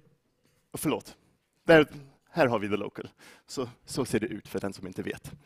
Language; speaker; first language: Swedish; non-native, fluent; English